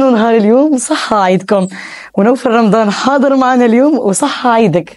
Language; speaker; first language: Arabic; native; Arabic